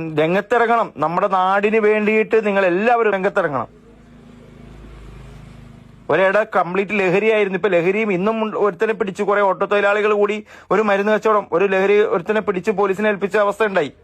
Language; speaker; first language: Malayalam; native; Malayalam